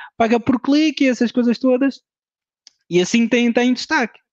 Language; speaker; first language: Portuguese; early bilingual, heritage; French